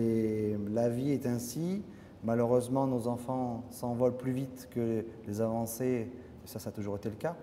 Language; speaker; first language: French; native; French